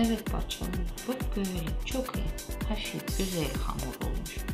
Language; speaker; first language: Turkish; non-native, learner; Russian